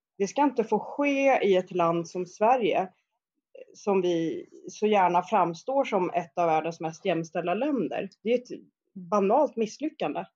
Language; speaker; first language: Swedish; native; Swedish